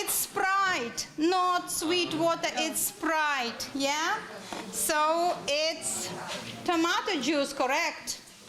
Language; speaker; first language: English; non-native, fluent; Ukrainian